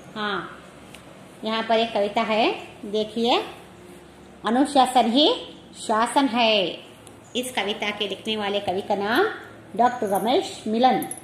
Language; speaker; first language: Hindi; non-native, local second language; Kannada